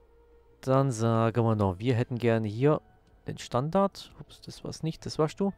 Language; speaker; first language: German; native; German